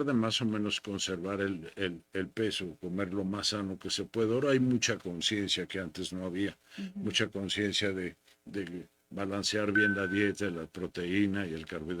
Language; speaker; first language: Spanish; native; Spanish